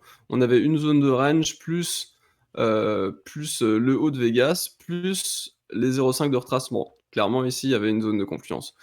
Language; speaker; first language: French; native; French